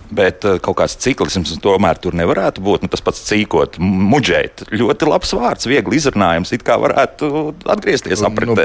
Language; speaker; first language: Latvian; native; Latvian